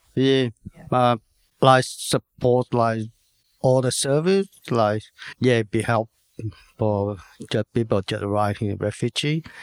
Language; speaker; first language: English; non-native, learner; Vietnamese